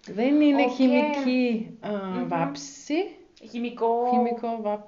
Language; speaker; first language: Greek; non-native, learner; German